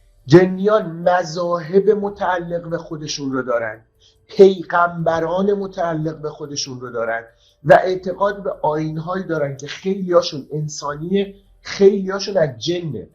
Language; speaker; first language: Persian; native; Persian